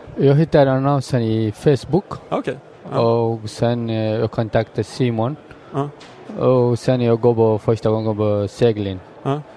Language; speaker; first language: Swedish; non-native, learner; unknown